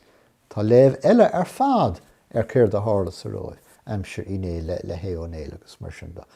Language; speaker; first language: Irish; non-native, local second language; English